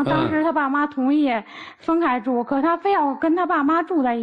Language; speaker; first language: Chinese; native; Chinese